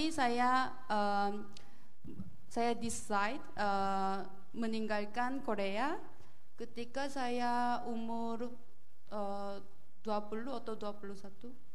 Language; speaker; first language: Indonesian; non-native, learner; Korean